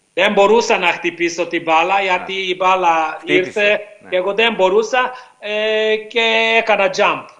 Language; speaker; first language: Greek; non-native, learner; Hungarian